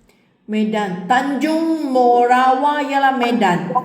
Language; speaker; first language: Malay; non-native, local second language; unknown